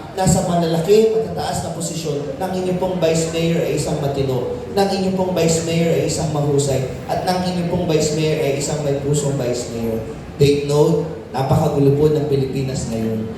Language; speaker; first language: Filipino; non-native, local second language; Pangasinan